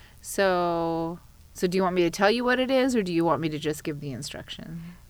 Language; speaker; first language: English; early bilingual, other home language; Arabic